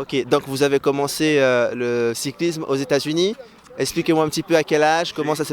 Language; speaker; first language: French; native; French